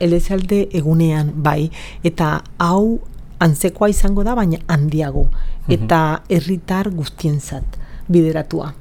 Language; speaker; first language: Basque; non-native, fluent; Spanish